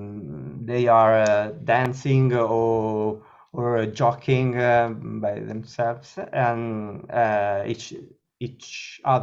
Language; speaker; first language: English; non-native, learner; Italian